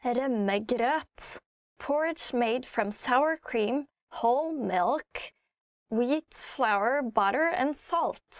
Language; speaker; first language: English; non-native, fluent; Norwegian